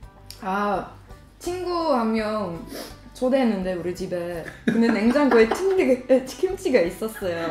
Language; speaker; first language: Korean; non-native, fluent; Swedish